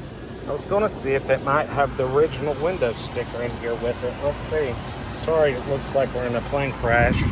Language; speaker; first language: English; native; English